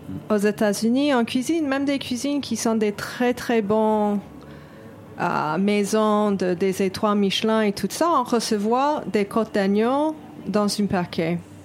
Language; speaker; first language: French; non-native, fluent; English